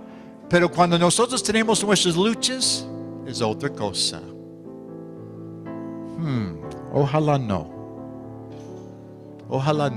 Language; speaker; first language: Spanish; non-native, fluent; English